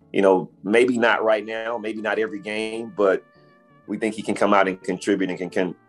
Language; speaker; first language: English; native; English